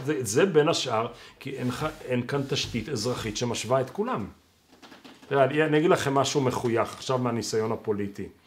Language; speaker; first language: Hebrew; native; Hebrew